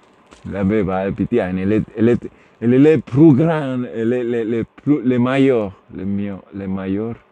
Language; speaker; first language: French; non-native, learner; Spanish